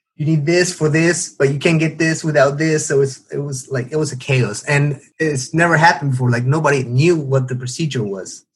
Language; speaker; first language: English; non-native, fluent; Spanish